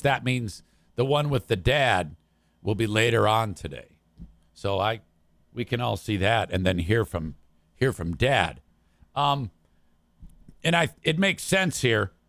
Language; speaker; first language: English; native; English